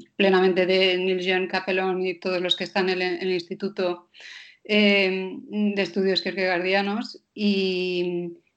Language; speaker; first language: Spanish; non-native, fluent; Danish